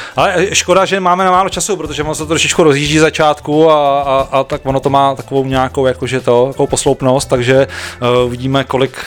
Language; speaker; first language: Czech; native; Czech